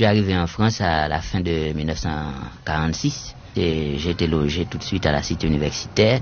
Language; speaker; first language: French; non-native, local second language; Haitian Creole